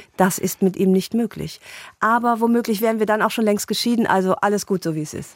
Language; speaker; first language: German; native; German